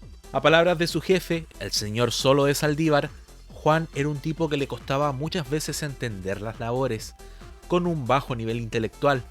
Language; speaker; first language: Spanish; native; Spanish